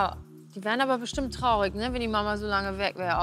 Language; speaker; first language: German; native; German